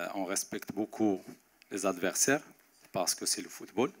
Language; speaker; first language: French; non-native, local second language; Arabic